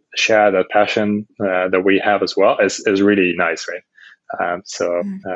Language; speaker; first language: English; non-native, fluent; Dutch